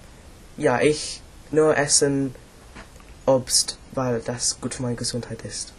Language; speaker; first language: German; non-native, learner; English